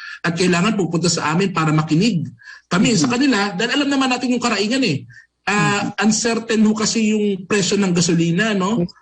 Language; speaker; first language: Filipino; native; Filipino